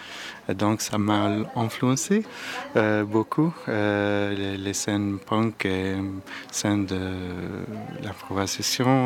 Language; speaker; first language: French; non-native, learner; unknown